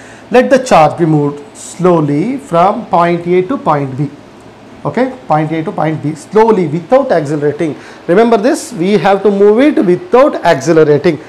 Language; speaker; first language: English; non-native, local second language; Kannada